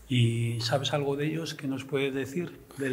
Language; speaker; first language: Spanish; native; Spanish